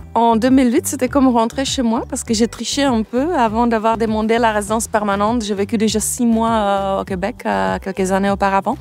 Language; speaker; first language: French; non-native, fluent; German